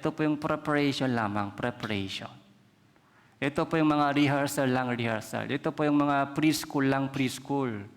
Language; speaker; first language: Filipino; non-native, fluent; Korean